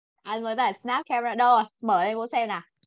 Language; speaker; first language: Vietnamese; native; Vietnamese